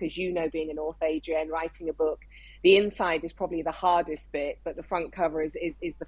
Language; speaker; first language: English; non-native, local second language; Yoruba